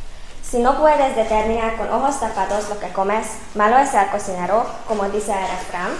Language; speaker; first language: Spanish; non-native, fluent; Hungarian